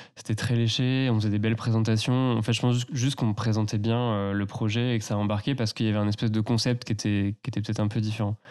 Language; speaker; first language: French; native; French